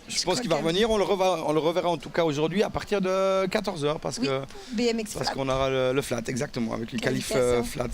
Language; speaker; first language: French; native; French